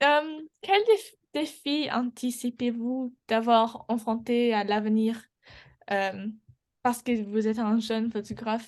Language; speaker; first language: French; non-native, learner; English